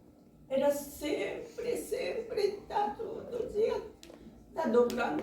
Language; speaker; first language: Portuguese; non-native, learner; Japanese